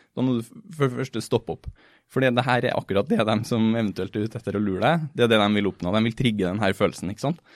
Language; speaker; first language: Norwegian; native; Norwegian